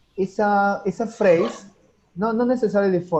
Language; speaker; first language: English; non-native, fluent; Spanish